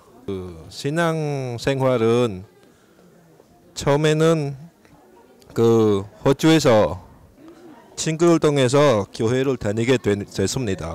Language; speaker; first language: Korean; non-native, learner; Indonesian